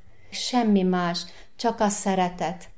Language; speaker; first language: Hungarian; non-native, learner; Arabic